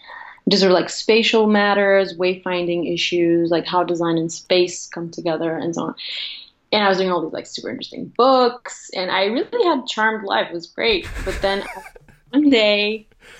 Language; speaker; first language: English; non-native, fluent; Portuguese